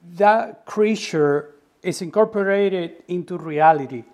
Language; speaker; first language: English; non-native, fluent; Spanish